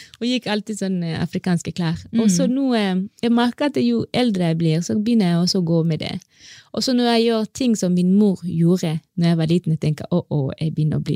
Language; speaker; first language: Norwegian; non-native, fluent; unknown